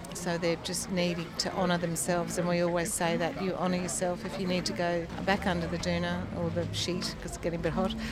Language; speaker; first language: English; native; English